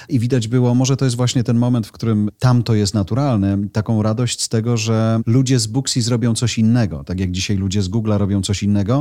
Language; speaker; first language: Polish; native; Polish